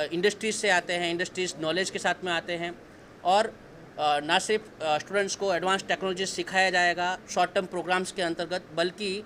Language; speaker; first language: Hindi; native; Hindi